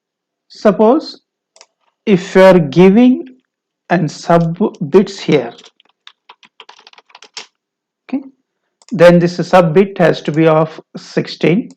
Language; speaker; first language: English; non-native, local second language; Kannada